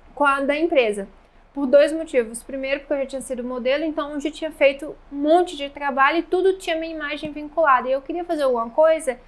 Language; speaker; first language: Portuguese; native; Portuguese